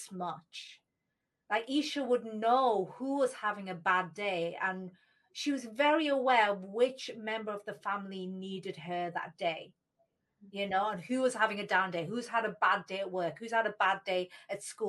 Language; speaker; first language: English; native; English